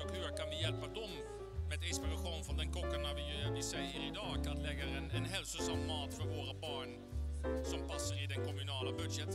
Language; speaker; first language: Swedish; non-native, fluent; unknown